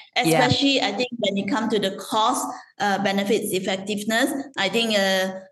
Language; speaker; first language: English; non-native, local second language; Chinese